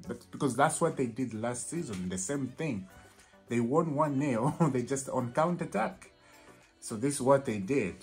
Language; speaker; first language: English; non-native, fluent; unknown